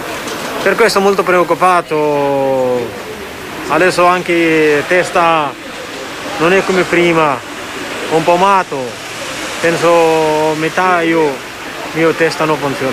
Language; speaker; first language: Italian; non-native, learner; Persian